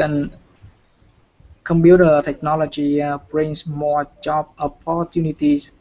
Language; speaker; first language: English; non-native, learner; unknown